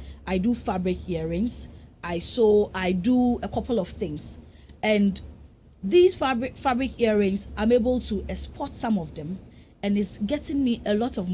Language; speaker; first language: English; non-native, local second language; Akan